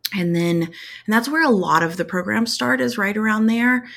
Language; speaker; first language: English; native; English